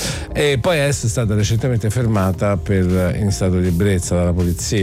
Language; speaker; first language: Italian; native; Italian